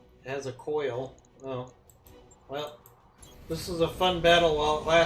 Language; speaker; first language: English; native; English